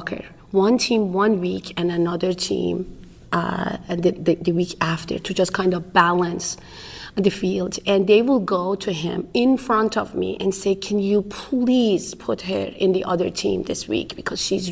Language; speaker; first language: English; non-native, fluent; Persian